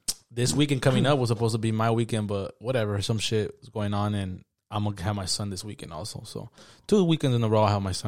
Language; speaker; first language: English; early bilingual, other home language; Spanish